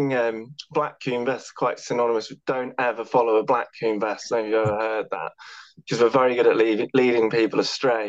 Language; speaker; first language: English; native; English